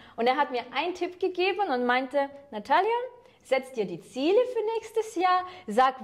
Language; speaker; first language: German; non-native, fluent; Ukrainian